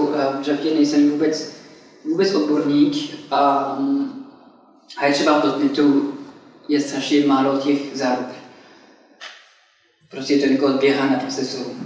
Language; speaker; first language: Czech; non-native, fluent; French